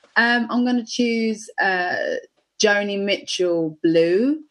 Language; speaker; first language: English; native; English